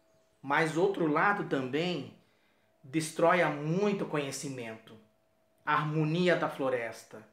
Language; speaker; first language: Portuguese; non-native, local second language; Yanomámi